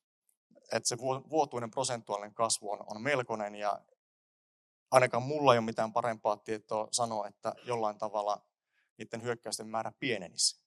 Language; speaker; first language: Finnish; native; Finnish